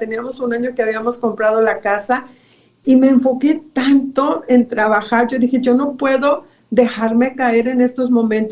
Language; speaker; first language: Spanish; native; Spanish